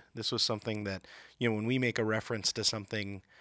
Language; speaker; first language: English; native; English